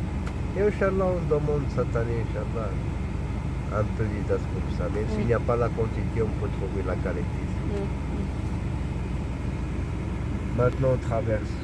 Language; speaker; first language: French; non-native, local second language; Arabic